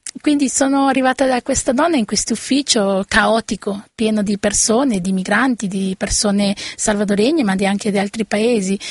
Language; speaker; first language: Italian; early bilingual, other home language; Spanish